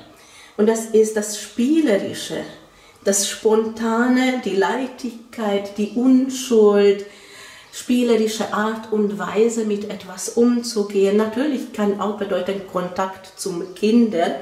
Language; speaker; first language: German; non-native, fluent; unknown